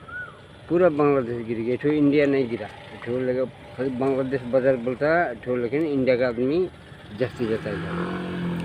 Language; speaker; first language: Hindi; non-native, local second language; Khasi